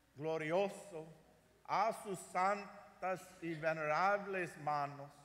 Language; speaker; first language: Spanish; non-native, learner; English